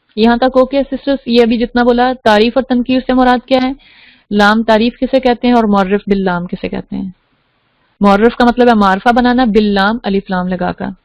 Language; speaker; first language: Urdu; native; Urdu